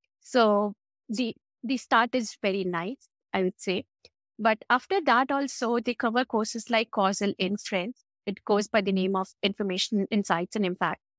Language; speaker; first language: English; non-native, local second language; Hindi